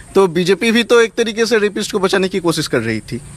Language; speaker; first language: Hindi; non-native, local second language; Bangla